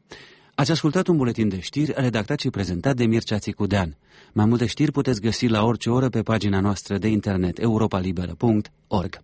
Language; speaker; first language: Romanian; native; Romanian